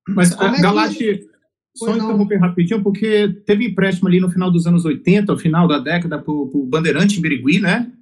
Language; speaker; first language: Portuguese; native; Portuguese